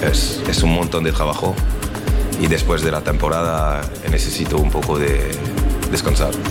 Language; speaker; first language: Spanish; non-native, learner; French